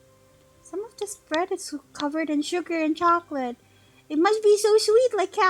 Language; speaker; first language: English; native; English